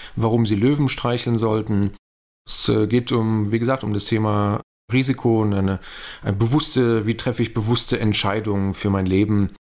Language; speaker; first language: German; native; German